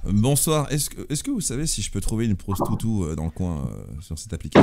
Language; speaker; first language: French; native; French